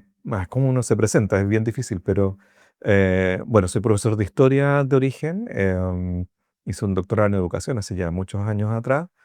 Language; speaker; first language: Spanish; native; Spanish